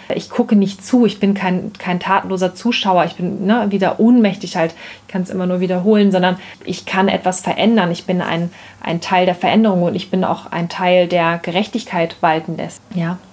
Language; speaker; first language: German; native; German